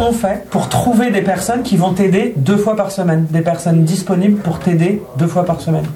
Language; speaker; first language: French; native; French